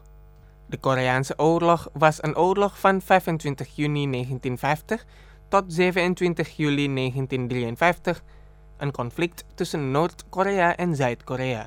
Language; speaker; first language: Dutch; non-native, fluent; Indonesian